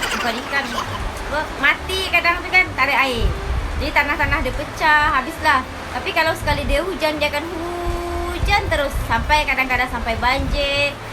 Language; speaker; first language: Malay; native; Malay